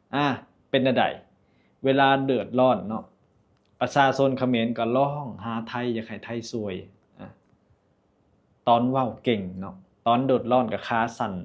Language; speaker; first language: Thai; non-native, local second language; Lao